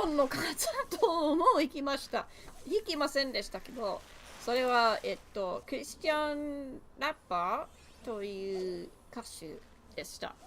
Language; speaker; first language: Japanese; non-native, learner; English